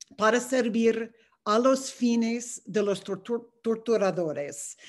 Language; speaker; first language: Spanish; non-native, fluent; English